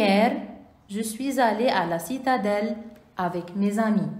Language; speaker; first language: French; non-native, fluent; Arabic